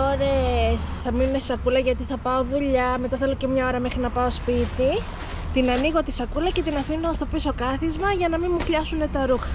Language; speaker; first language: Greek; native; Greek